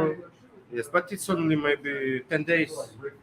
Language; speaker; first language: English; non-native, learner; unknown